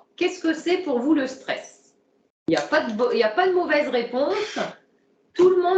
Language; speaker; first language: French; native; French